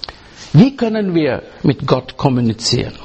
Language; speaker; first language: German; non-native, learner; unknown